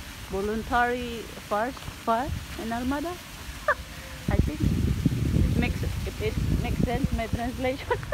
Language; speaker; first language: English; non-native, local second language; Filipino